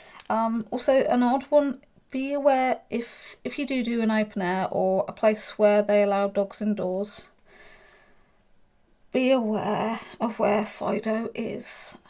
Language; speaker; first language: English; native; English